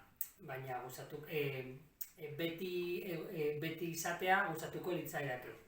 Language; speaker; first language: Basque; non-native, local second language; Catalan